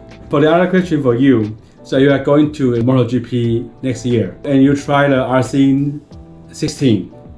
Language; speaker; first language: English; non-native, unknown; Chinese